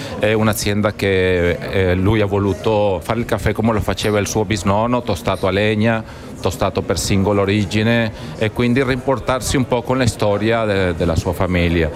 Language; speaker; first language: Italian; non-native, fluent; Spanish